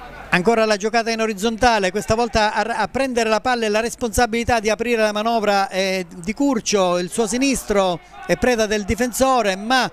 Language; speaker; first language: Italian; native; Italian